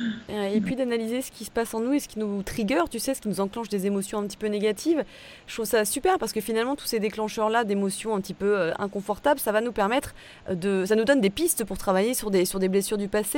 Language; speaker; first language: French; native; French